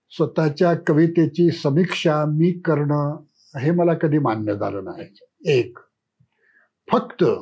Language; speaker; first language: Marathi; native; Marathi